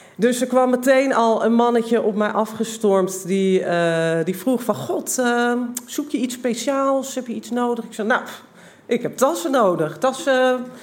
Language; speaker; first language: Dutch; native; Dutch